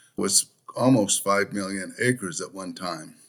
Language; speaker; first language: English; native; English